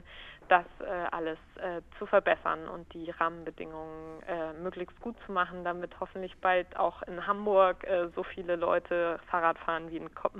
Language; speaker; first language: German; native; German